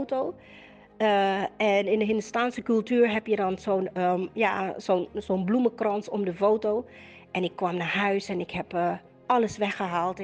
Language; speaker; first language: Dutch; native; Dutch